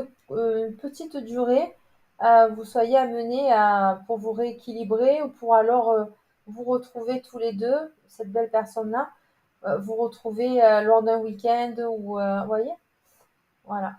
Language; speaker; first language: French; native; French